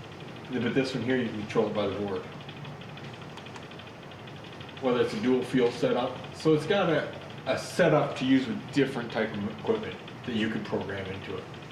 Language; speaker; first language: English; native; English